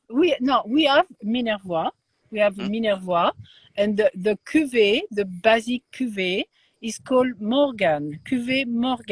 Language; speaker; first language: English; non-native, learner; French